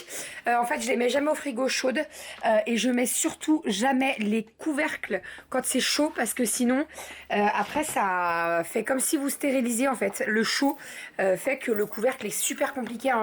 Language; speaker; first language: French; native; French